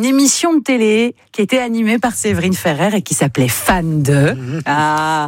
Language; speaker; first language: French; native; French